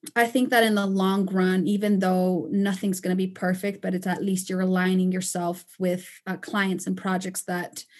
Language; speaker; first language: English; non-native, fluent; Spanish